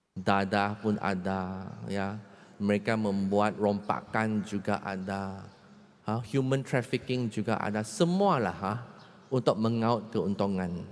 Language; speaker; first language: Malay; non-native, local second language; Chinese